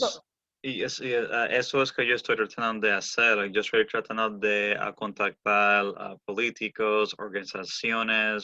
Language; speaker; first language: Spanish; early bilingual, heritage; Spanish